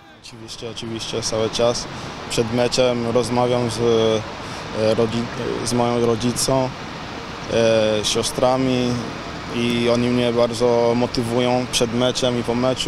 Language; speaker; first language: Polish; non-native, fluent; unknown